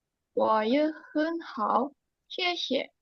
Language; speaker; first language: Chinese; non-native, learner; Indonesian